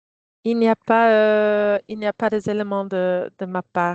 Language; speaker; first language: French; non-native, fluent; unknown